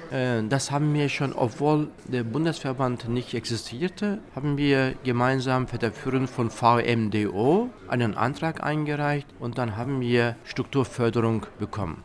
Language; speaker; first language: German; non-native, fluent; Turkish